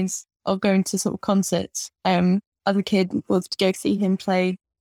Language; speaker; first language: English; native; English